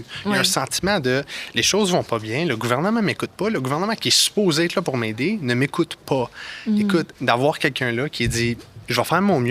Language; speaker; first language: French; native; French